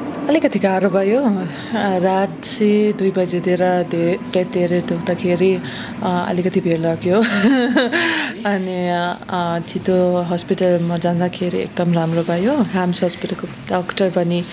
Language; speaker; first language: Nepali; non-native, learner; German